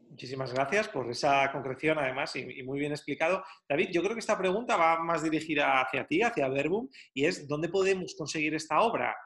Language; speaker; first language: Spanish; native; Spanish